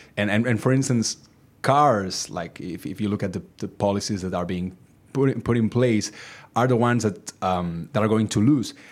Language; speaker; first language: English; non-native, fluent; Catalan